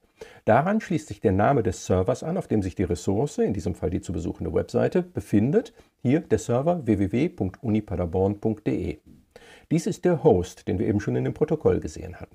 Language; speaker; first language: German; native; German